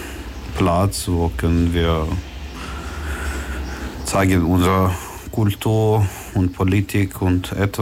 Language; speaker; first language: German; non-native, learner; Ukrainian